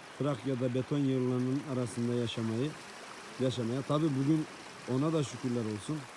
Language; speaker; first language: Turkish; native; Turkish